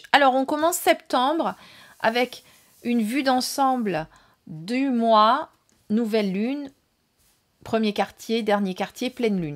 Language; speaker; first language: French; native; French